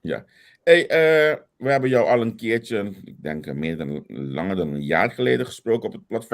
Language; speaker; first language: Dutch; non-native, local second language; Papiamento